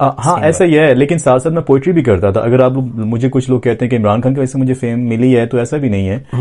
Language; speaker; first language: Urdu; non-native, local second language; Punjabi